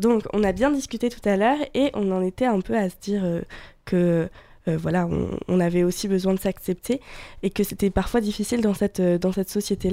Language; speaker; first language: French; native; French